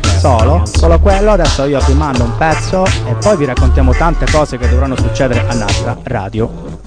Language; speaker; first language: Italian; native; Italian